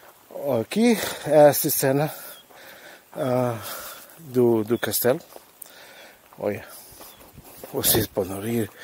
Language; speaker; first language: Portuguese; non-native, learner; German